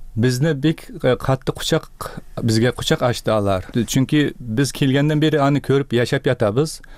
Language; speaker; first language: Tatar; early bilingual, heritage; Tatar